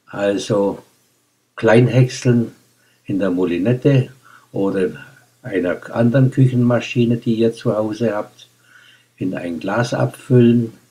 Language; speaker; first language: German; native; German